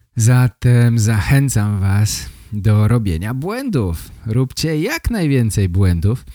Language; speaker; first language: Polish; native; Polish